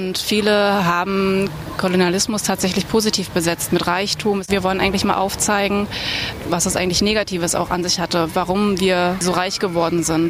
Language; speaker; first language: German; native; German